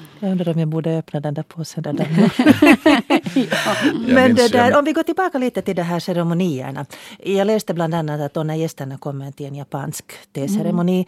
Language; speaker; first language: Swedish; native; Swedish